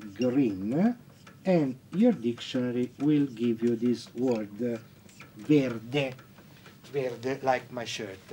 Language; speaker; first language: English; non-native, fluent; Italian